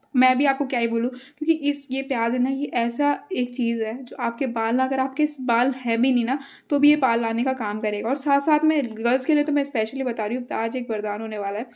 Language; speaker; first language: Hindi; native; Hindi